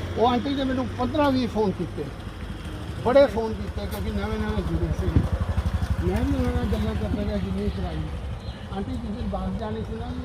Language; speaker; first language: Hindi; non-native, local second language; Punjabi